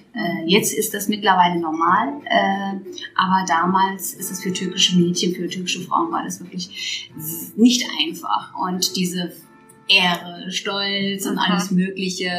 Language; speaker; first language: German; non-native, fluent; Turkish